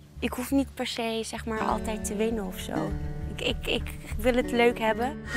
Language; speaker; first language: Dutch; early bilingual, other home language; Arabic